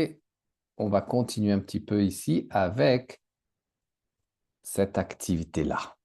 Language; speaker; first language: French; native; French